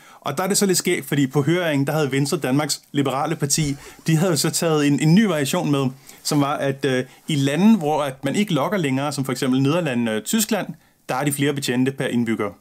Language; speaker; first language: Danish; native; Danish